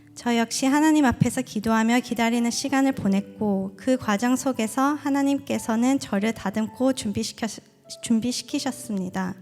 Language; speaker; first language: Korean; early bilingual, heritage; Korean